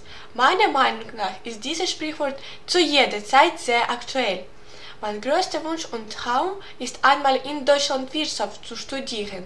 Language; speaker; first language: German; non-native, learner; Ukrainian